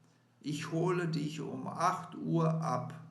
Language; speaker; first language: German; non-native, fluent; Portuguese